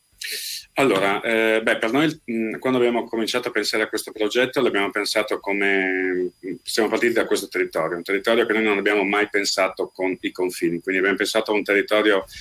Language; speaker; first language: Italian; native; Italian